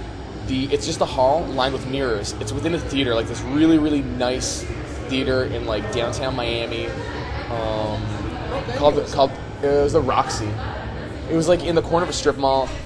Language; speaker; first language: English; native; English